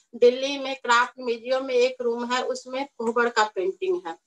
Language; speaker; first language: Hindi; native; Hindi